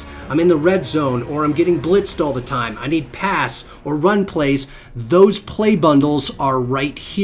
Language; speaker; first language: English; native; English